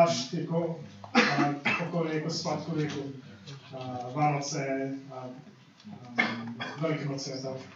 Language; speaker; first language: Czech; non-native, fluent; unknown